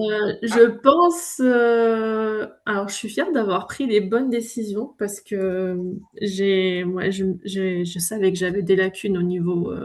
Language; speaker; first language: French; native; French